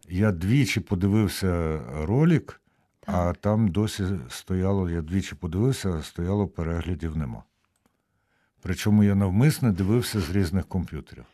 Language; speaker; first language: Ukrainian; native; Ukrainian